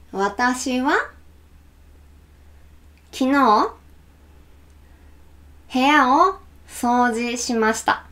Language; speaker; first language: Japanese; non-native, learner; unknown